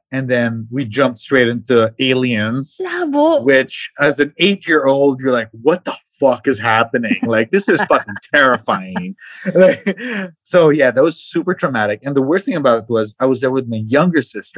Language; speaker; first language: English; non-native, local second language; Cebuano